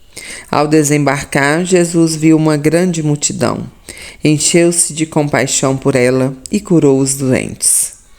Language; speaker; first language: Portuguese; native; Portuguese